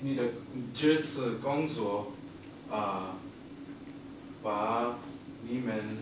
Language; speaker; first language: Chinese; non-native, learner; English